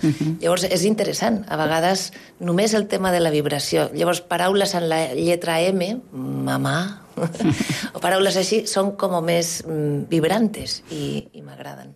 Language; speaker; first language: Catalan; non-native, local second language; Spanish